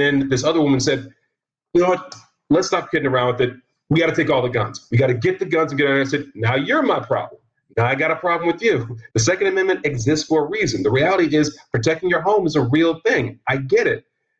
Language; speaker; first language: English; native; English